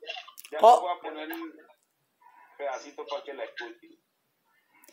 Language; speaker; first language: Spanish; native; Spanish